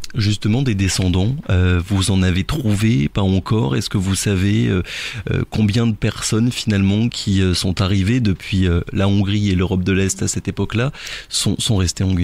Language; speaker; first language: French; native; French